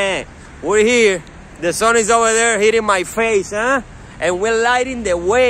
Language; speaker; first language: English; native; English